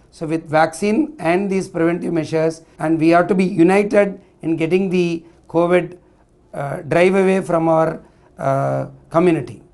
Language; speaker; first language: English; non-native, local second language; Tamil